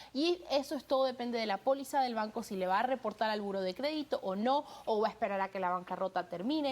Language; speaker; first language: Spanish; native; Spanish